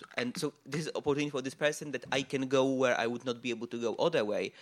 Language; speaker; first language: English; non-native, fluent; Polish